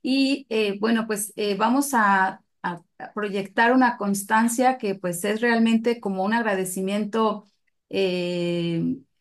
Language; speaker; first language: Spanish; native; Spanish